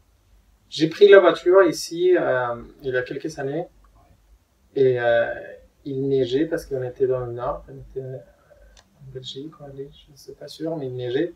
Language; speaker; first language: French; non-native, fluent; Spanish